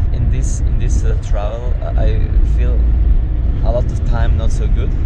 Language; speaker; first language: English; non-native, learner; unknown